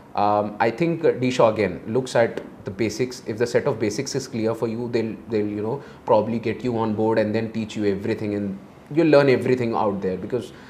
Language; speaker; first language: English; non-native, local second language; Hindi